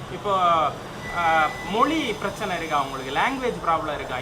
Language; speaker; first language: Tamil; native; Tamil